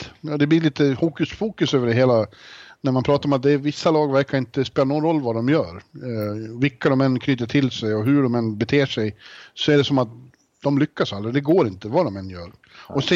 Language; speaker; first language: Swedish; native; Swedish